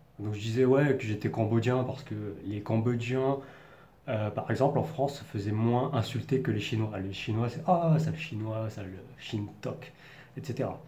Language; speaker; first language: French; native; French